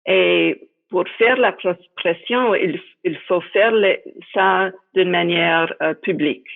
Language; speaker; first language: French; non-native, fluent; English